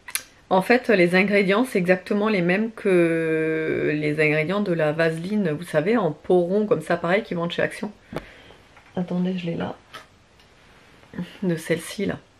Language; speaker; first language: French; native; French